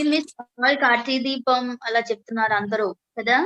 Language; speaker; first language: Telugu; non-native, learner; Malayalam